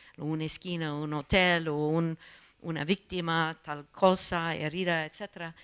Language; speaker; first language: Spanish; non-native, learner; English